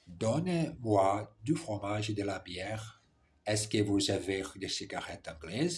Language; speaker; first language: French; non-native, learner; Portuguese